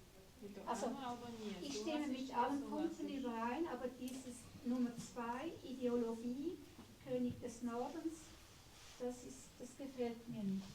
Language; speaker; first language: German; non-native, fluent; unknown